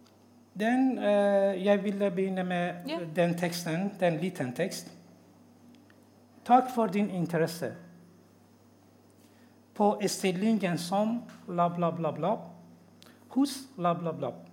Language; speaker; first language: Norwegian; non-native, learner; Persian